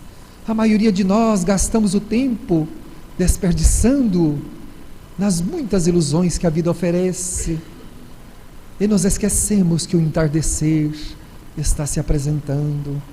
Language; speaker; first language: Portuguese; native; Portuguese